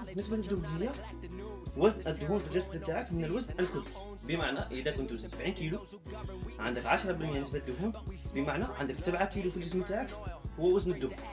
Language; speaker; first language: Arabic; native; Arabic